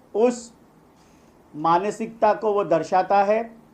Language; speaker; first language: Hindi; non-native, local second language; Marathi